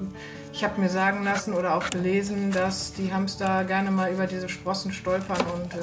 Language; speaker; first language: German; native; German